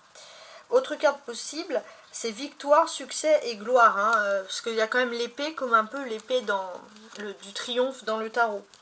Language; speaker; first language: French; native; French